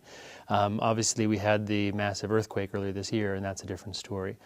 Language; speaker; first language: English; native; English